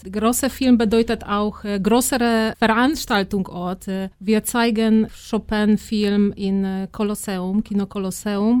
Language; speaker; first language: German; non-native, fluent; Polish